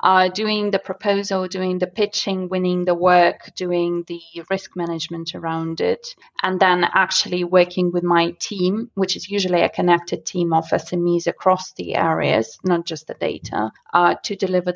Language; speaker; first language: English; non-native, fluent; Russian